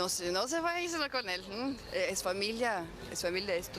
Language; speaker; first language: Spanish; non-native, fluent; Portuguese